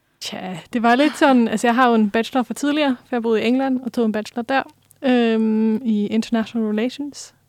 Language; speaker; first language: Danish; early bilingual, heritage; Danish